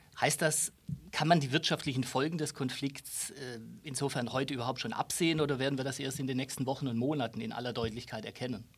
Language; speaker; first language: German; non-native, local second language; Luxembourgish